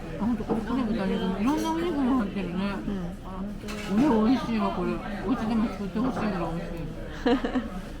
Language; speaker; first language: Japanese; native; Japanese